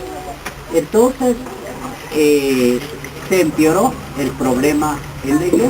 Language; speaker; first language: Spanish; non-native, local second language; Kʼicheʼ